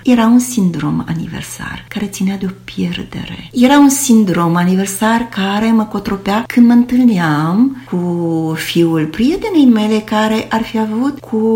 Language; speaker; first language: Romanian; native; Romanian